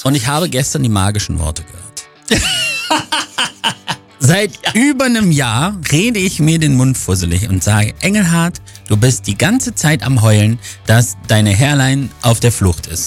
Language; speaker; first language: German; native; German